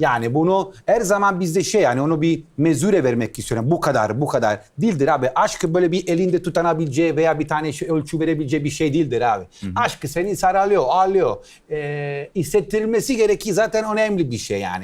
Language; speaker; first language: Turkish; non-native, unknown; Italian